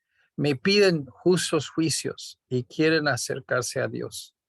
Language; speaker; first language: Spanish; non-native, fluent; English